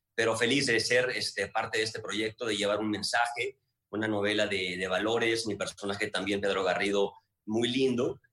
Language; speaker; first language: Spanish; native; Spanish